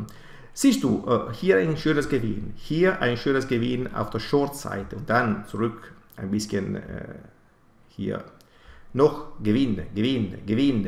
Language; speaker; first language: German; non-native, fluent; Italian